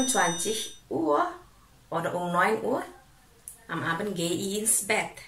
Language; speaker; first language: German; non-native, fluent; Indonesian